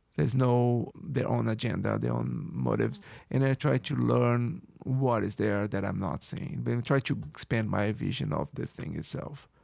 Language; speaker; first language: English; non-native, fluent; Portuguese